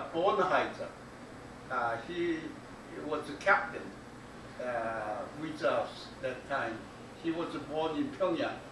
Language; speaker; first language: English; non-native, learner; Korean